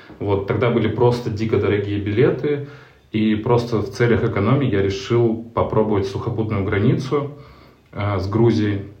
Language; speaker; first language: Russian; native; Russian